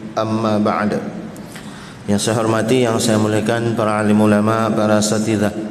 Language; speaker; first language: Malay; native; Malay